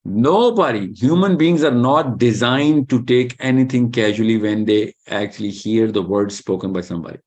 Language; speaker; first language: English; non-native, local second language; Urdu